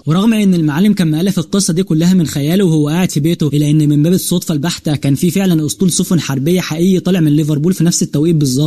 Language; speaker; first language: Arabic; native; Arabic